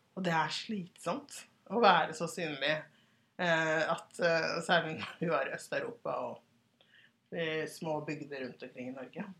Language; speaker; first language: Norwegian; early bilingual, other home language; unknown